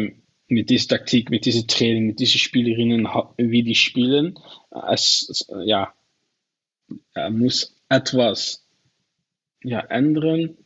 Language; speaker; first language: German; non-native, learner; Dutch